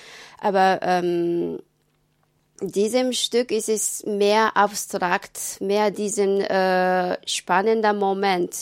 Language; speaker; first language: German; non-native, learner; Japanese